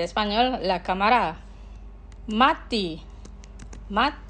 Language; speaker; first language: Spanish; non-native, fluent; Indonesian